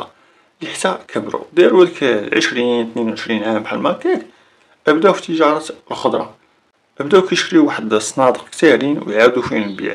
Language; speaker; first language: Arabic; native; Arabic